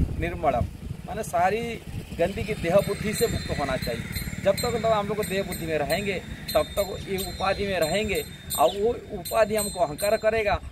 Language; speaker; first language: Hindi; non-native, local second language; Odia